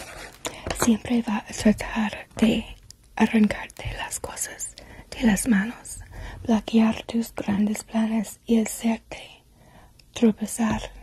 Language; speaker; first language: Spanish; non-native, learner; English